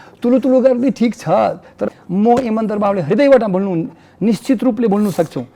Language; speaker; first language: Nepali; non-native, fluent; Russian